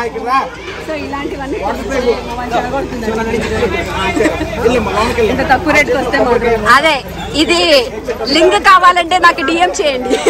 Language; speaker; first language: Telugu; non-native, local second language; Malayalam